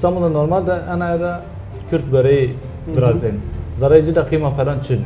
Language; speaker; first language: Turkish; non-native, local second language; Kurdish